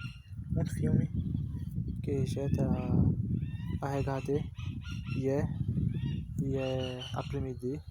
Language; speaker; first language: French; non-native, learner; Portuguese